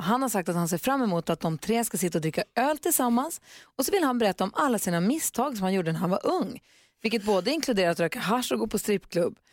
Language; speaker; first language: Swedish; native; Swedish